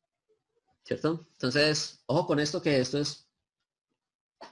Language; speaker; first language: Spanish; native; Spanish